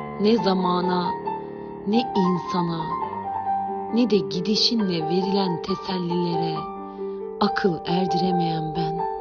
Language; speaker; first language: Turkish; native; Turkish